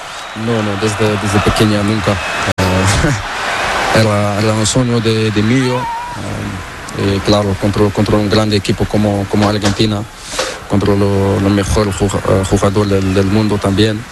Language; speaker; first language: Spanish; non-native, learner; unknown